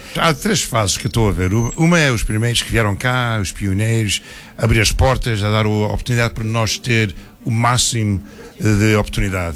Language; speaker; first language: Portuguese; early bilingual, heritage; Portuguese